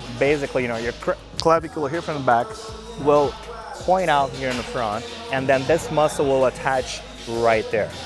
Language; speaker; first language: English; non-native, fluent; Portuguese